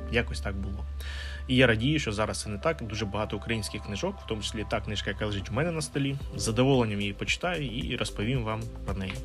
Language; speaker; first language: Ukrainian; non-native, local second language; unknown